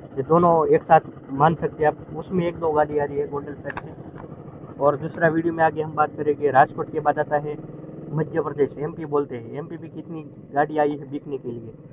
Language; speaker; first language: Hindi; non-native, local second language; Gujarati